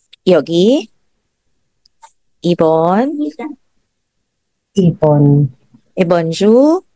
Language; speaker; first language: Korean; non-native, fluent; Filipino